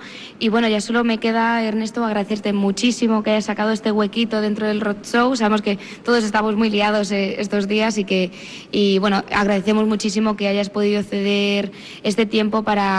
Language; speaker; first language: Spanish; native; Spanish